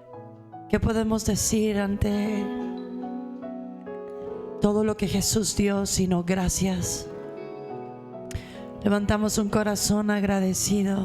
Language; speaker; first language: Spanish; native; Spanish